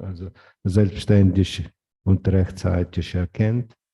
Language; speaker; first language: German; non-native, fluent; Ukrainian